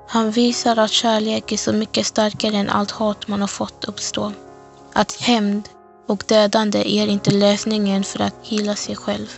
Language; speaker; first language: Swedish; early bilingual, other home language; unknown